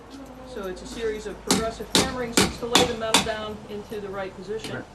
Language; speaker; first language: English; native; English